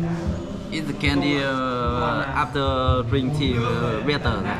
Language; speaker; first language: English; non-native, learner; Vietnamese